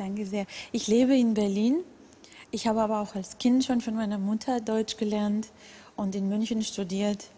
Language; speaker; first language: German; non-native, fluent; Georgian